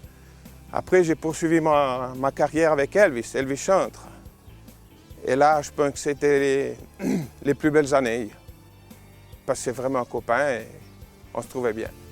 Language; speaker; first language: French; non-native, local second language; Italian